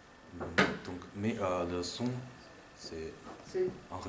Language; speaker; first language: French; non-native, learner; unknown